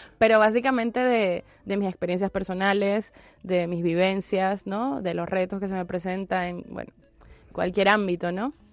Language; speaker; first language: Spanish; native; Spanish